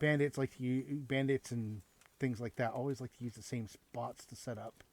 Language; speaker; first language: English; native; English